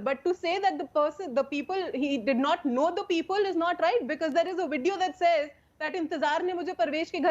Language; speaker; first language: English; non-native, local second language; Hindi